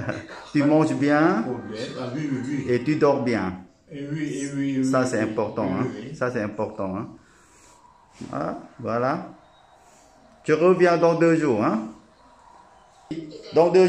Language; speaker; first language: French; non-native, learner; Thai